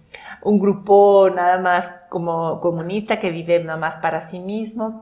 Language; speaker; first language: Spanish; non-native, local second language; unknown